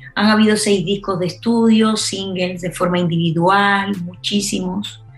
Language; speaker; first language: Spanish; native; Spanish